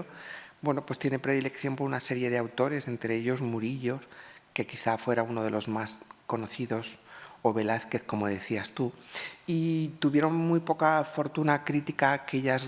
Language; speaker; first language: Spanish; native; Spanish